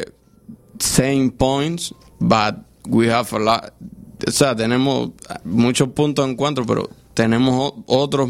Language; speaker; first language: English; non-native, fluent; Spanish